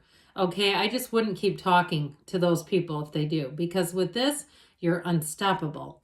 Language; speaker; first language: English; native; English